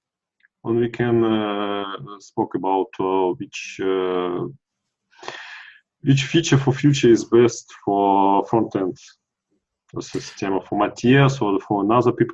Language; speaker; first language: English; non-native, learner; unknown